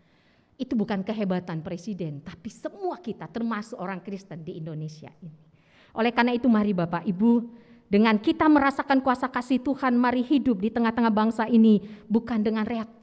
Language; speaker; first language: Indonesian; native; Indonesian